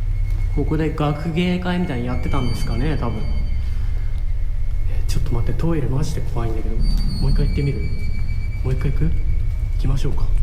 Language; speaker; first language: Japanese; native; Japanese